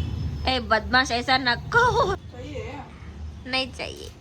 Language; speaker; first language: Hindi; non-native, local second language; Kannada